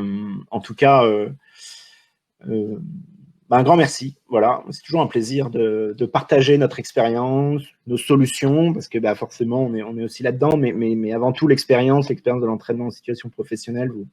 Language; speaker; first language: French; native; French